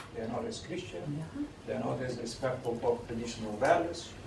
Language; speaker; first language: English; non-native, fluent; Russian